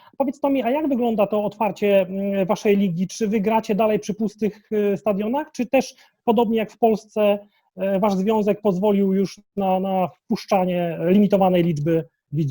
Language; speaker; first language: Polish; native; Polish